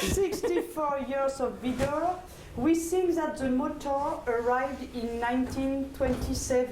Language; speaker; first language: English; non-native, learner; French